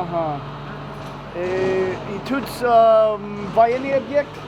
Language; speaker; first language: Russian; non-native, learner; English